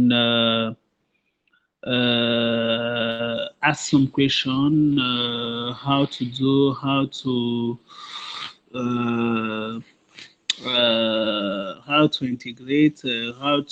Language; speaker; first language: English; non-native, local second language; French